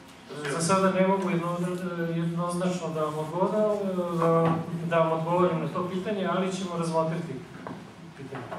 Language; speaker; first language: Bosnian; native; Bosnian